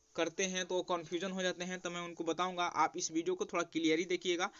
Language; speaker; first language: Hindi; native; Hindi